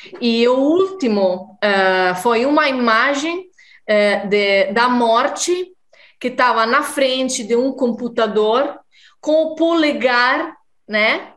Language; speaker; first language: Portuguese; non-native, fluent; Italian